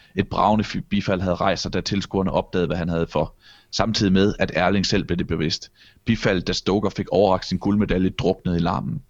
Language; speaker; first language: Danish; native; Danish